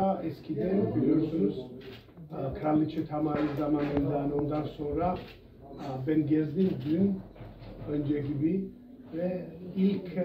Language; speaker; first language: Turkish; non-native, learner; Georgian